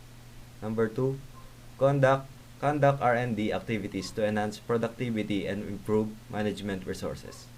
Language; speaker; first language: English; non-native, local second language; Filipino